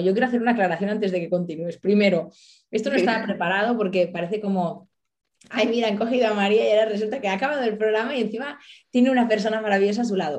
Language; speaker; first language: Spanish; native; Spanish